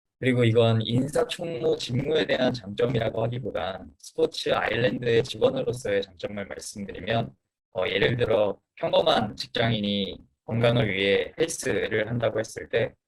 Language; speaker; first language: Korean; native; Korean